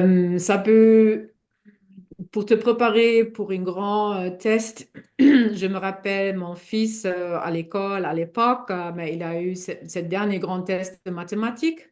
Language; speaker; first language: French; non-native, fluent; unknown